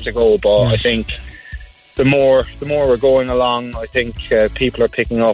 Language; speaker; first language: English; native; English